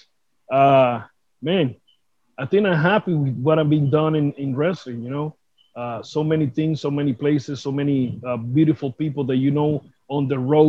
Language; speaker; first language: English; non-native, learner; Spanish